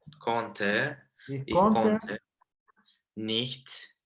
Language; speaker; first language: German; non-native, learner; Turkish